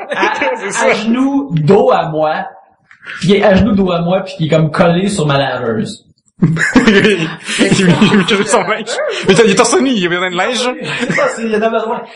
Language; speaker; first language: French; native; French